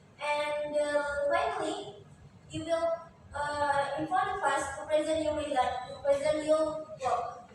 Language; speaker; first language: English; non-native, learner; Indonesian